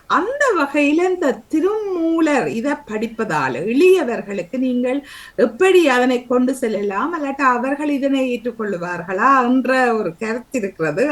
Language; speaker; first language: Tamil; native; Tamil